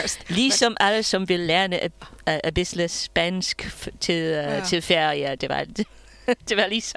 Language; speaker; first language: Danish; non-native, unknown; English